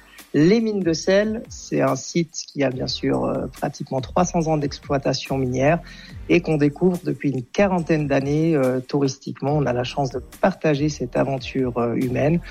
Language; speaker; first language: French; native; French